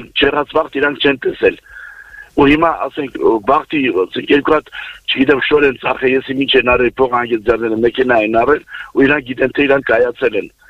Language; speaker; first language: Armenian; native; Armenian